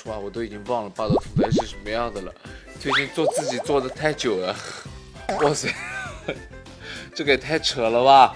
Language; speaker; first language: Chinese; native; Chinese